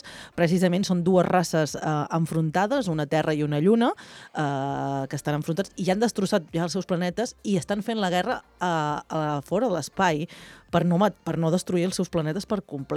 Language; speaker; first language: Catalan; native; Catalan